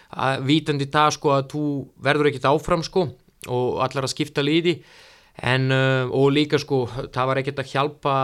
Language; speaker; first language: Icelandic; non-native, fluent; Serbian